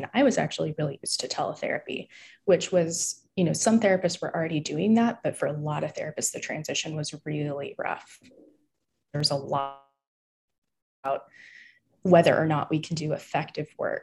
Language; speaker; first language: English; native; English